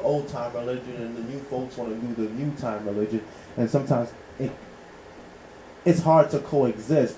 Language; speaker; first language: English; native; English